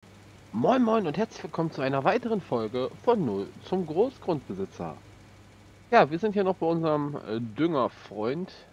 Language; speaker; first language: German; native; German